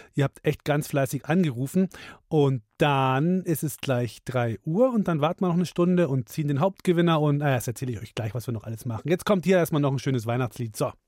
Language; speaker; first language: German; native; German